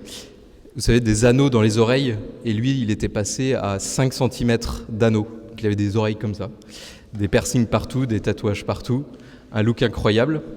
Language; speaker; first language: French; native; French